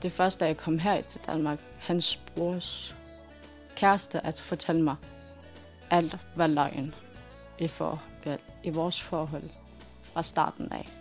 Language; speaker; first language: Danish; non-native, local second language; Kalaallisut